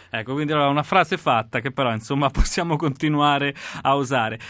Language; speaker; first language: Italian; native; Italian